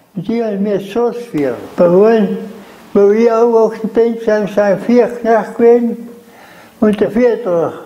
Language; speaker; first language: German; native; German